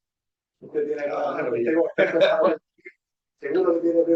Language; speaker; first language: Spanish; native; Spanish